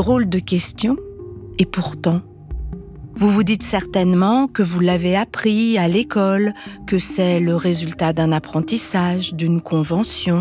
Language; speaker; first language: French; native; French